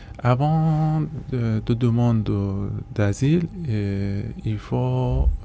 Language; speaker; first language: French; non-native, learner; Persian